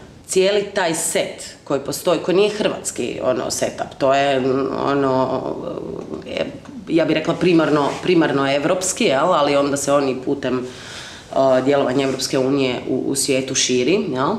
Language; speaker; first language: Croatian; native; Croatian